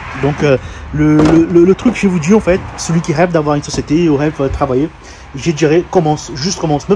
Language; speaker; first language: French; non-native, fluent; Portuguese